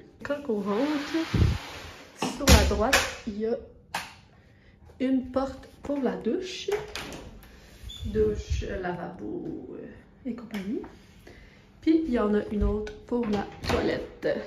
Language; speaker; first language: French; native; French